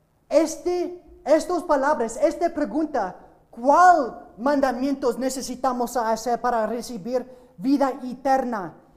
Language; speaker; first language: Spanish; non-native, learner; English